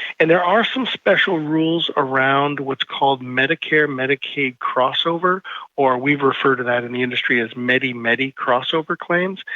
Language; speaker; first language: English; native; English